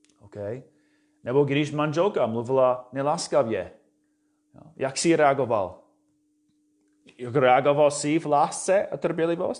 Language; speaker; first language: Czech; non-native, fluent; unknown